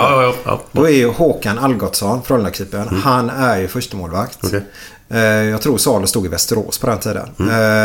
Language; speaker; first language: Swedish; native; Swedish